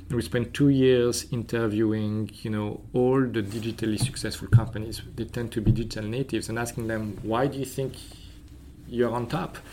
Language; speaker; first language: English; non-native, fluent; French